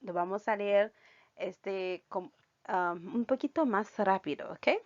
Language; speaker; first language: Spanish; non-native, fluent; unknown